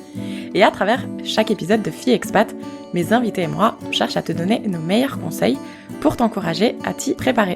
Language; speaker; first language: French; native; French